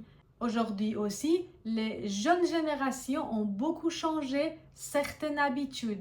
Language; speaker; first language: French; non-native, fluent; Persian